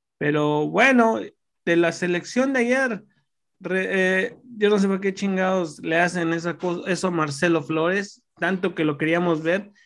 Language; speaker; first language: Spanish; native; Spanish